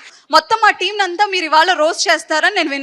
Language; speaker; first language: Telugu; native; Telugu